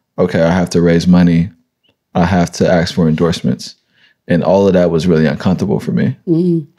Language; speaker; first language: English; native; English